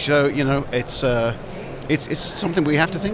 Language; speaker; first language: English; native; English